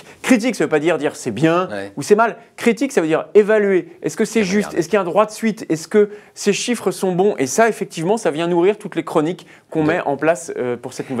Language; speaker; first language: French; native; French